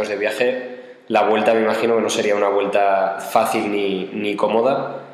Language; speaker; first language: Spanish; native; Spanish